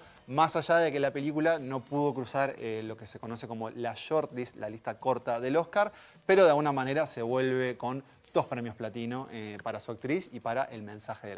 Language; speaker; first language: Spanish; native; Spanish